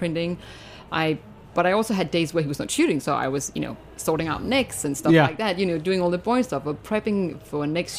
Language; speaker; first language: English; non-native, fluent; Danish